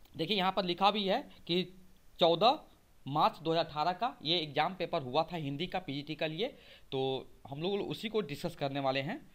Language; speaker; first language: Hindi; native; Hindi